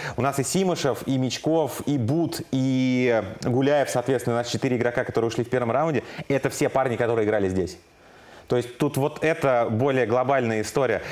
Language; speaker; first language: Russian; native; Russian